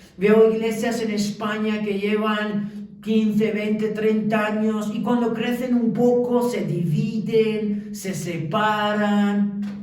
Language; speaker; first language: Spanish; early bilingual, other home language; Romanian